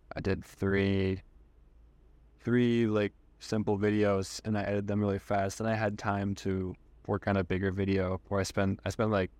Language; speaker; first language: English; native; English